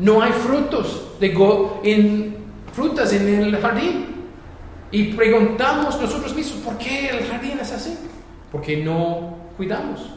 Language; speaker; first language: Spanish; non-native, fluent; English